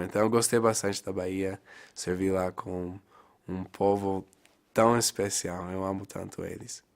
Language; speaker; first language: Portuguese; non-native, fluent; English